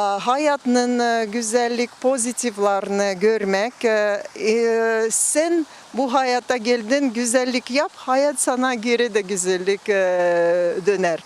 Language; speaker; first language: Turkish; non-native, learner; Russian